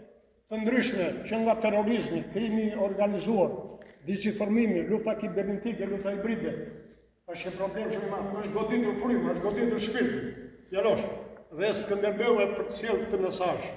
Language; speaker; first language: Albanian; native; Albanian